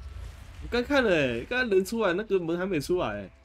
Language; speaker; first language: Chinese; native; Chinese